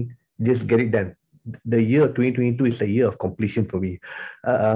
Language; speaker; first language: English; non-native, local second language; Tamil